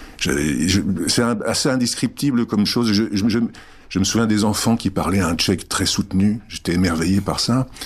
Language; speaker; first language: French; early bilingual, other home language; Czech